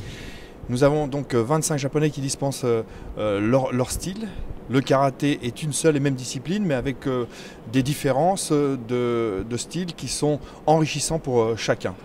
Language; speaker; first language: French; native; French